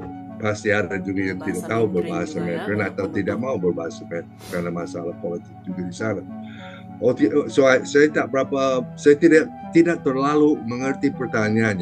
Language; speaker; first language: Indonesian; non-native, fluent; English